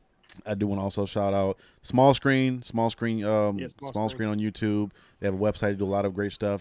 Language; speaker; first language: English; native; English